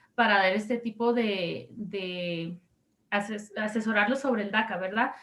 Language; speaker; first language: Spanish; early bilingual, other home language; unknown